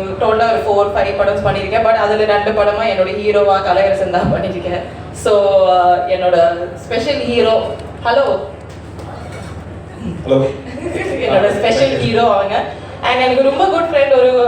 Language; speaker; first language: Tamil; non-native, learner; Malayalam